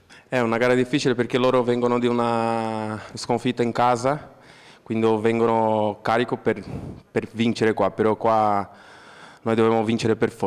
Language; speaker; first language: Italian; non-native, fluent; Portuguese